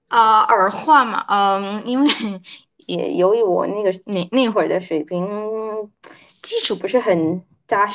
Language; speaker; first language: Chinese; early bilingual, heritage; Chinese